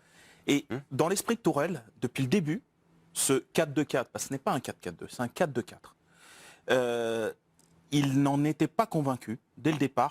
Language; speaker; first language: French; native; French